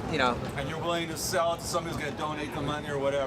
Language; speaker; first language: English; native; English